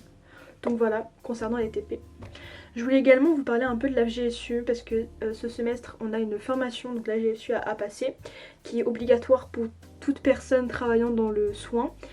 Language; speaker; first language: French; native; French